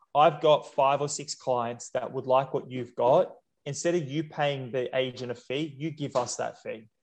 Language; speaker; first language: English; native; English